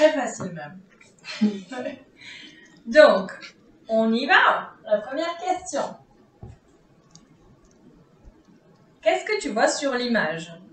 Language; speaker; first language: French; non-native, fluent; Czech